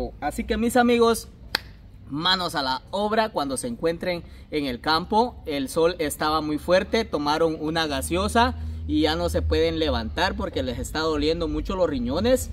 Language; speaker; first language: Spanish; native; Spanish